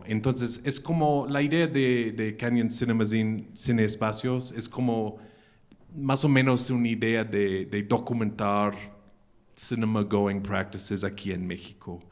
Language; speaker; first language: Spanish; non-native, fluent; English